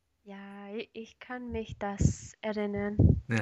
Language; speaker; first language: German; non-native, learner; Spanish